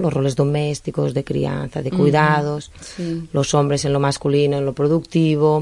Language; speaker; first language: Spanish; native; Spanish